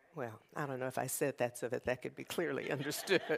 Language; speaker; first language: English; native; English